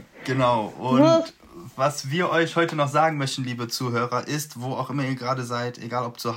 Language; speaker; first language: German; native; German